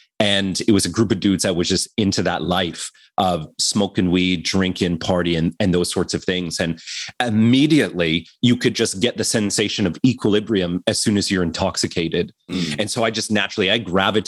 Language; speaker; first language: English; native; English